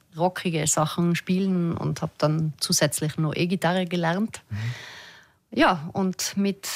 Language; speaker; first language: German; native; German